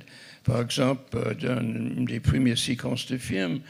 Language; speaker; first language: French; non-native, fluent; English